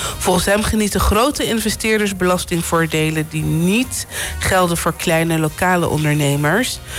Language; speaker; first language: Dutch; non-native, local second language; Papiamento